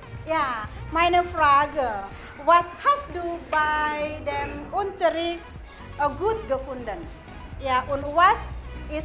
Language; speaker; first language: German; non-native, fluent; Indonesian